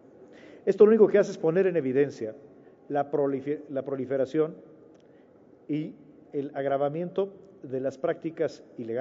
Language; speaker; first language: Spanish; native; Spanish